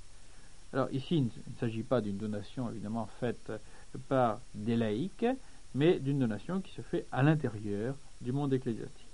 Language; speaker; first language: French; native; French